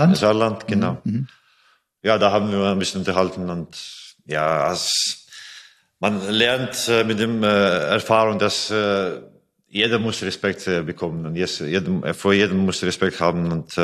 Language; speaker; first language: German; non-native, fluent; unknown